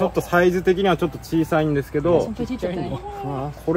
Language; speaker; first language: Japanese; native; Japanese